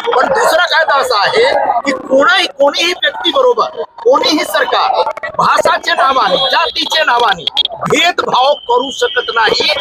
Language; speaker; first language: Marathi; non-native, local second language; Hindi